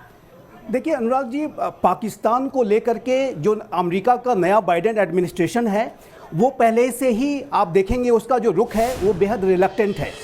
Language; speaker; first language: Hindi; native; Hindi